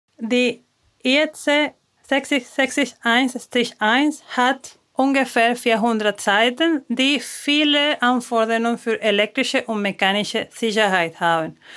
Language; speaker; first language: German; non-native, fluent; Spanish